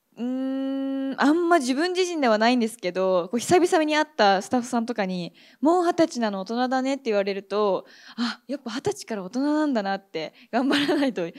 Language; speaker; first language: Japanese; native; Japanese